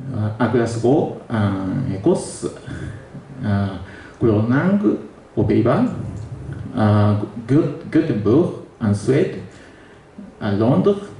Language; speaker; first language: French; non-native, learner; Japanese